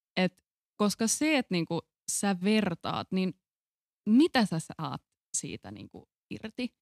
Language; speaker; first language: Finnish; non-native, local second language; Swedish